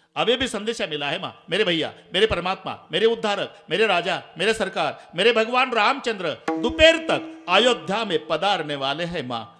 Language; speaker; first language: Hindi; non-native, local second language; Marathi